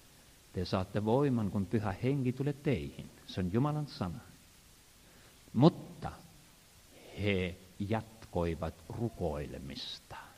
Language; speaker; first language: Finnish; non-native, fluent; Estonian